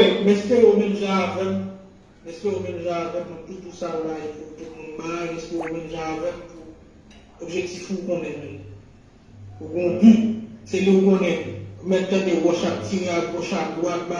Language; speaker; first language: French; non-native, local second language; Haitian Creole